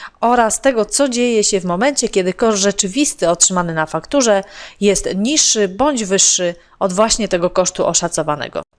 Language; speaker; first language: Polish; native; Polish